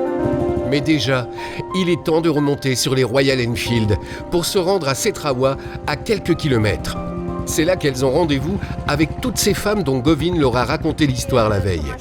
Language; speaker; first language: French; native; French